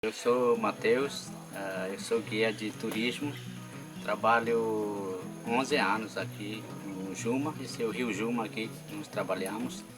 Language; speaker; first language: Portuguese; non-native, local second language; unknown